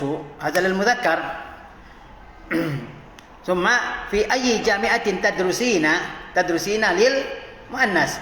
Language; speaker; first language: Arabic; non-native, fluent; Indonesian